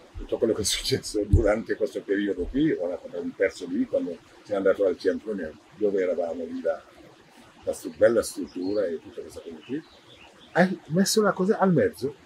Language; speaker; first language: Italian; non-native, fluent; Wolof